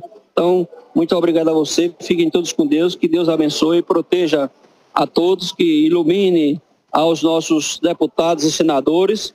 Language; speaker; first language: Portuguese; native; Portuguese